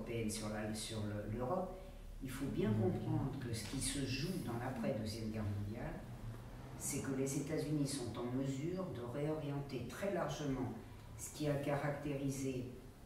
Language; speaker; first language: French; native; French